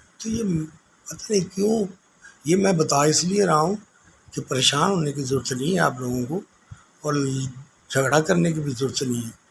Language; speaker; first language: Urdu; non-native, local second language; Punjabi